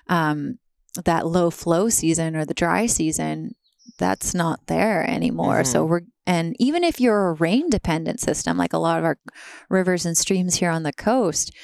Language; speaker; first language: English; native; English